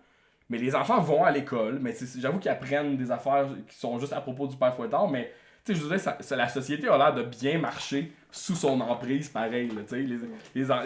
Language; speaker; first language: French; native; French